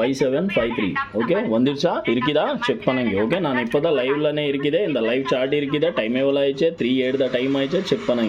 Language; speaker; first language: Tamil; non-native, learner; Kannada